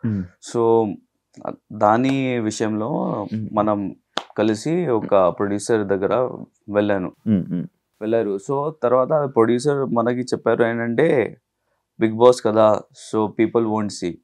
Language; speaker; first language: Telugu; non-native, local second language; Hindi